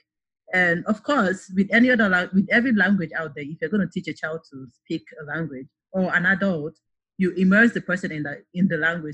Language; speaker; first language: English; non-native, local second language; Igbo